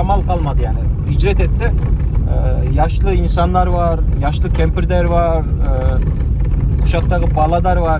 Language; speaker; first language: Turkish; non-native, local second language; Kazakh